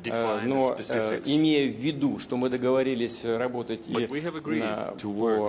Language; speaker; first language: Russian; native; Russian